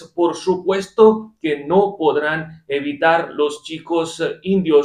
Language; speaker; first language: Spanish; non-native, fluent; Hindi